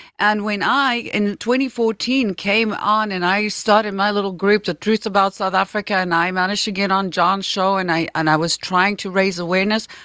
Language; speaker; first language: English; native; English